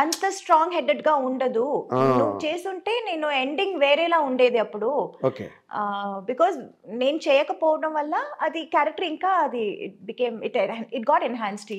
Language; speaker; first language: Telugu; non-native, local second language; Tamil